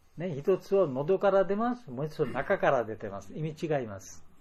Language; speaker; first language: Japanese; non-native, learner; Bangla